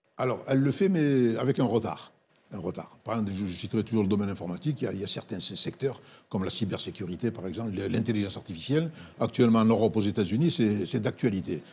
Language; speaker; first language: French; non-native, local second language; Arabic